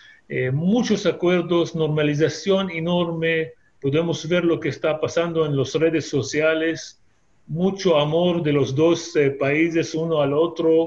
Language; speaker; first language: Spanish; non-native, fluent; Hebrew